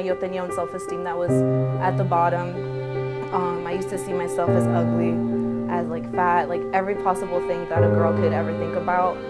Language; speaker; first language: English; early bilingual, other home language; Spanish